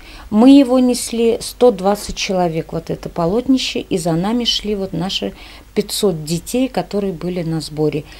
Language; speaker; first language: Russian; native; Russian